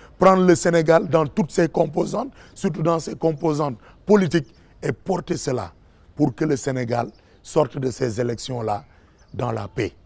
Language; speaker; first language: French; non-native, local second language; Wolof